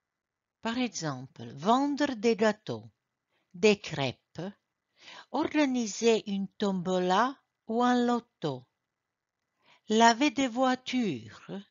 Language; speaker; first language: French; non-native, fluent; Croatian